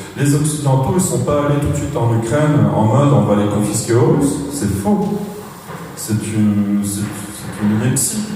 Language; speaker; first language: French; native; French